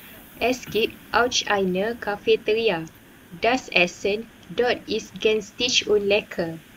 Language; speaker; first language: German; non-native, learner; Malay